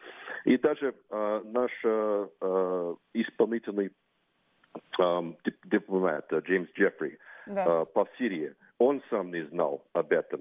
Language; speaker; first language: Russian; non-native, fluent; English